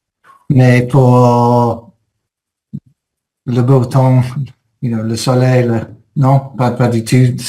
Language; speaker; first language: French; non-native, fluent; English